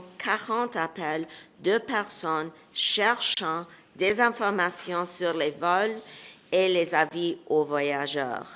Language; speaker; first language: French; non-native, local second language; English